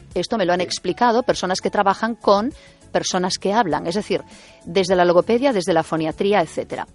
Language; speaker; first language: Spanish; native; Spanish